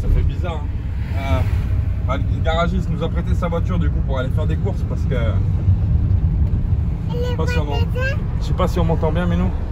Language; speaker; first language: French; native; French